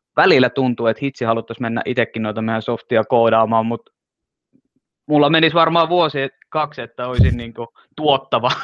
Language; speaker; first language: Finnish; native; Finnish